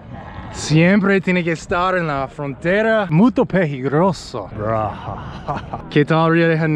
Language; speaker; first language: Spanish; non-native, fluent; English